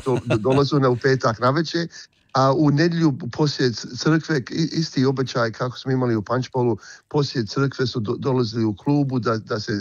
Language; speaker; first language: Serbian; early bilingual, heritage; Croatian